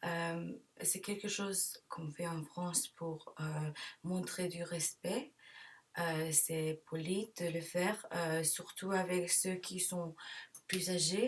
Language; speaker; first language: French; non-native, learner; English